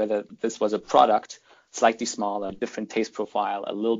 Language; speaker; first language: English; non-native, fluent; German